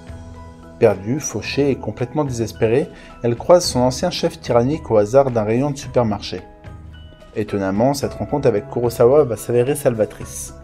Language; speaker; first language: French; native; French